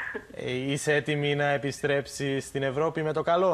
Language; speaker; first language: Greek; native; Greek